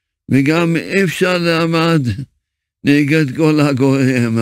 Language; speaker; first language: Hebrew; early bilingual, other home language; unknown